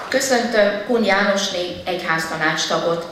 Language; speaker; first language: Hungarian; native; Hungarian